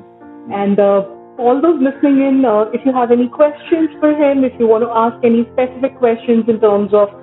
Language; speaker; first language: English; non-native, local second language; Hindi